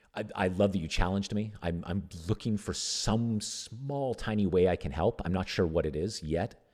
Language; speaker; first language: English; native; English